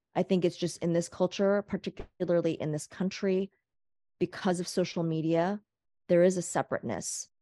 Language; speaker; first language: English; native; English